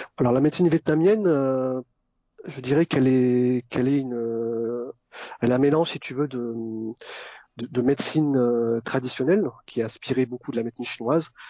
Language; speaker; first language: French; early bilingual, other home language; Vietnamese